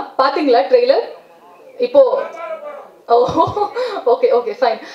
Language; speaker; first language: Tamil; non-native, learner; Kannada